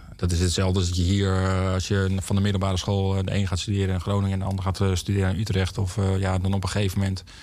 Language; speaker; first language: Dutch; native; Dutch